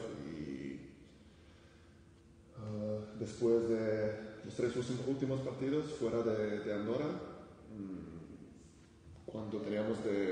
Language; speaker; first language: Spanish; non-native, fluent; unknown